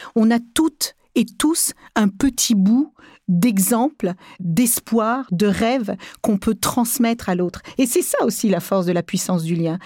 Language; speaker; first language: French; early bilingual, other home language; Kabuverdianu